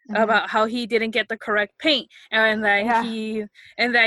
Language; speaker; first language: English; native; English